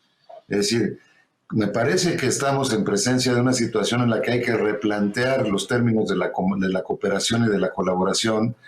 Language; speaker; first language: Spanish; native; Spanish